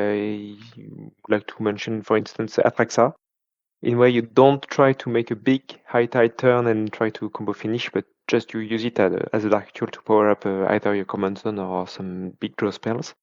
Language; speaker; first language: English; non-native, fluent; French